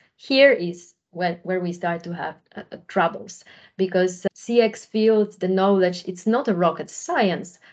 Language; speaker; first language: English; non-native, fluent; Polish